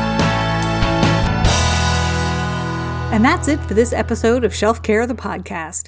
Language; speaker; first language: English; native; English